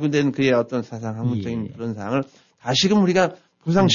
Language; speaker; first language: Korean; native; Korean